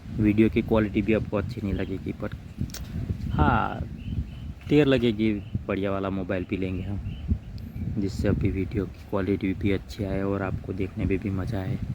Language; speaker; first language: Hindi; non-native, local second language; Gujarati